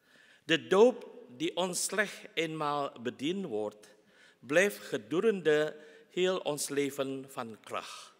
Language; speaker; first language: Dutch; non-native, fluent; Indonesian